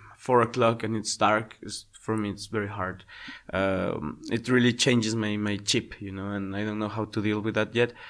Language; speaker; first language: English; non-native, fluent; Spanish